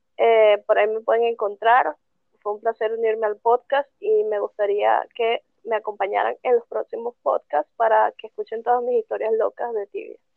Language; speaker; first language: Spanish; native; Spanish